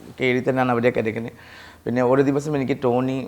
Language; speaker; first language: Malayalam; non-native, fluent; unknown